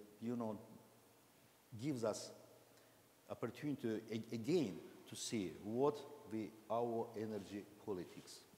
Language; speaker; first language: English; non-native, learner; Azerbaijani